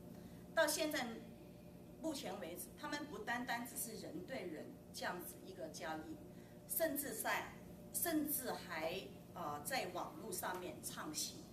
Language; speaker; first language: Chinese; native; Chinese